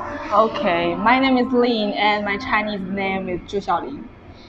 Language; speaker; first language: English; non-native, learner; Chinese